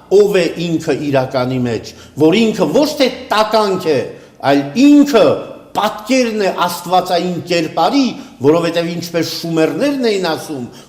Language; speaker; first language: Armenian; native; Armenian